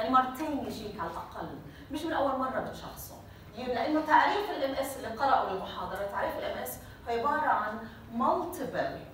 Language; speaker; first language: Arabic; native; Arabic